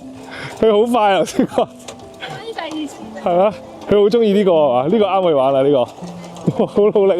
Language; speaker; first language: Cantonese; native; Cantonese